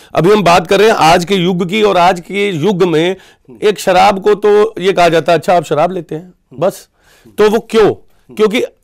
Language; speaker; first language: Hindi; non-native, local second language; Punjabi